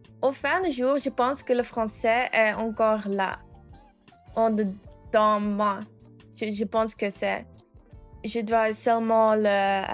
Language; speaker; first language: French; non-native, learner; English